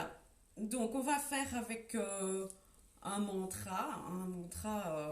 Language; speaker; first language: French; native; French